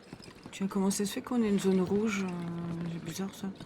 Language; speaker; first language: French; native; French